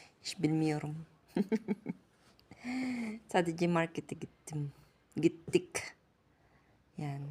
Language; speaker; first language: Turkish; non-native, learner; Filipino